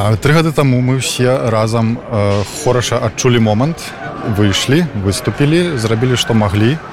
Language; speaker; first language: Belarusian; non-native, local second language; Russian